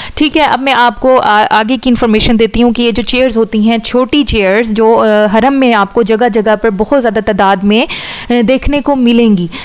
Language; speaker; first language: Urdu; non-native, local second language; Punjabi